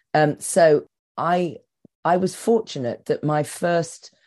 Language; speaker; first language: English; native; English